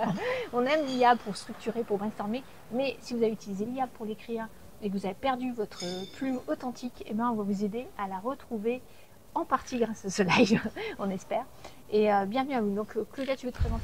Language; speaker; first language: French; native; French